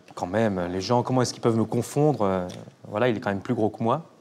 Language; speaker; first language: French; native; French